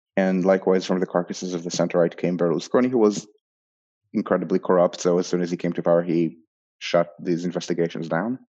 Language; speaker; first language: English; non-native, fluent; Hebrew